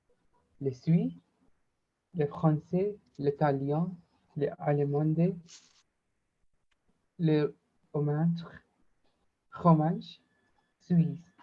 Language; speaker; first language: French; non-native, learner; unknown